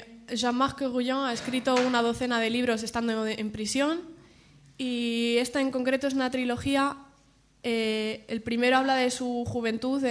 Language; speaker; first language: Spanish; native; Spanish